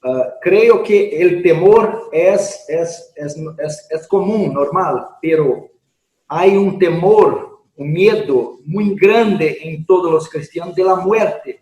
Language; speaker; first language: Spanish; non-native, fluent; Portuguese